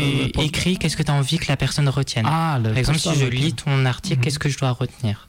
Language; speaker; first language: French; native; French